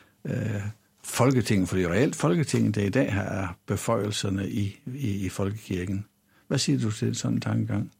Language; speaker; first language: Danish; native; Danish